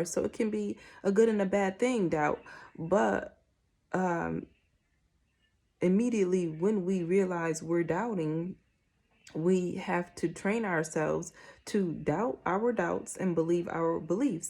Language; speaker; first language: English; native; English